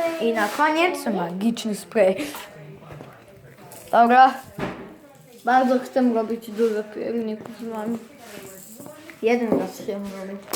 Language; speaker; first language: Polish; early bilingual, heritage; Polish